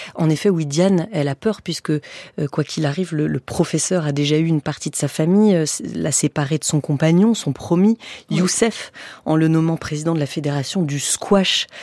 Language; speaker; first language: French; native; French